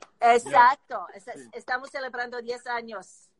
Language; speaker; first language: Spanish; non-native, learner; English